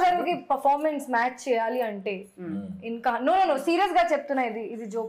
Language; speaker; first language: Telugu; non-native, local second language; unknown